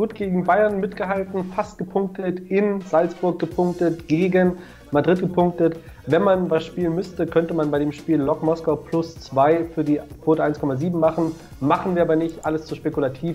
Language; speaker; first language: German; native; German